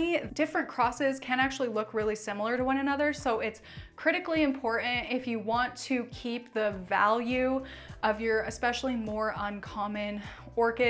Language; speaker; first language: English; native; English